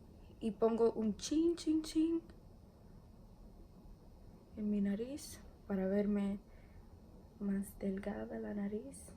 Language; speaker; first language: Spanish; early bilingual, heritage; English